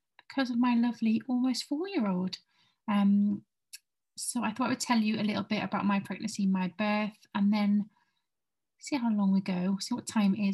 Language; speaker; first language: English; native; English